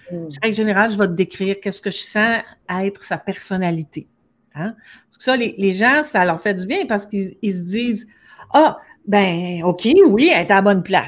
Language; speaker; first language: French; native; French